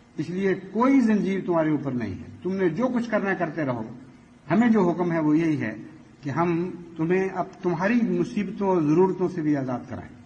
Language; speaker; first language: Hindi; native; Hindi